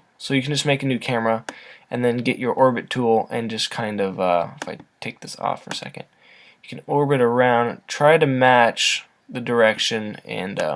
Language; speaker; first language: English; native; English